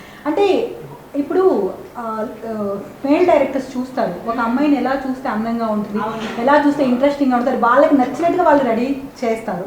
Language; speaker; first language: Telugu; native; Telugu